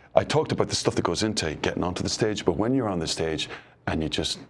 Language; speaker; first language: English; native; English